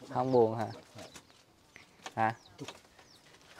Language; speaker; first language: Vietnamese; native; Vietnamese